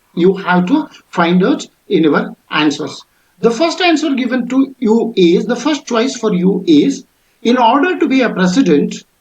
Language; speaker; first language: English; non-native, local second language; Kannada